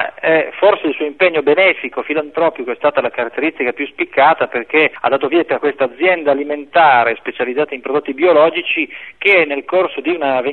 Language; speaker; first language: Italian; native; Italian